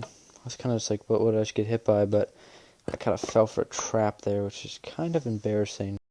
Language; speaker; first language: English; native; English